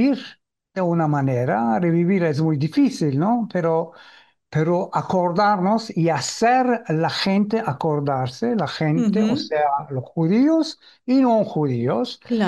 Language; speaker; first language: Spanish; early bilingual, heritage; Ladino